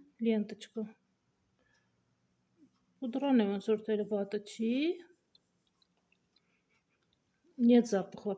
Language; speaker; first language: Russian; non-native, local second language; Armenian